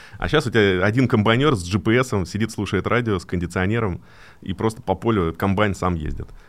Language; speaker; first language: Russian; native; Russian